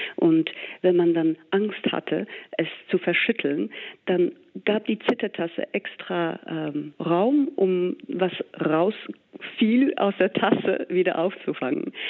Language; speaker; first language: German; non-native, fluent; English